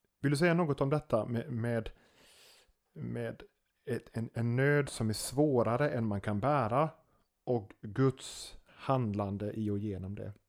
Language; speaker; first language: Swedish; native; Swedish